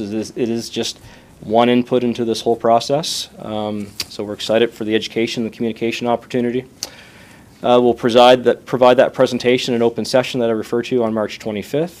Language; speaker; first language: English; native; English